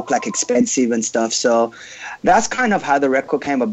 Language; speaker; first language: English; native; English